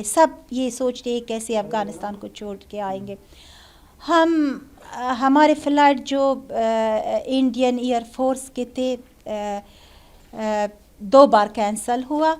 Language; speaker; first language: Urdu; non-native, fluent; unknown